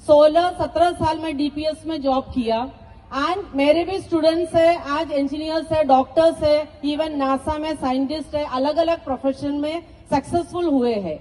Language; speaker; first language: Hindi; non-native, local second language; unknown